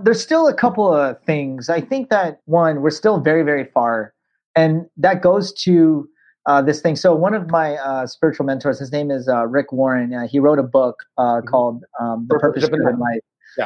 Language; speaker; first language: English; native; English